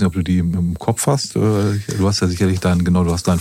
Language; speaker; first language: German; native; German